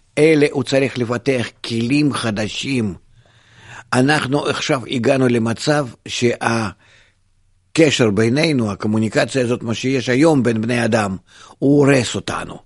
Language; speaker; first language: Hebrew; non-native, fluent; Russian